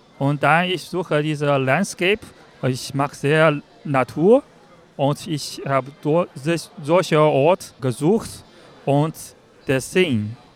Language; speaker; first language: German; non-native, learner; Chinese